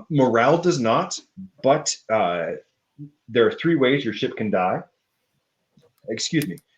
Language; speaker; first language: English; native; English